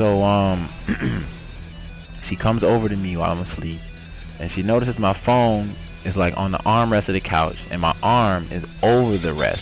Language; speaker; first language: English; native; English